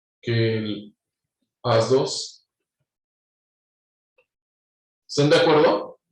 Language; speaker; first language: Spanish; native; Spanish